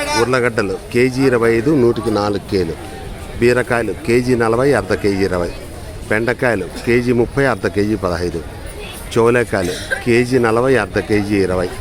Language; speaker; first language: Telugu; native; Telugu